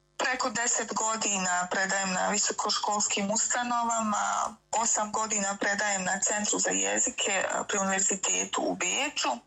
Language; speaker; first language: Croatian; native; Croatian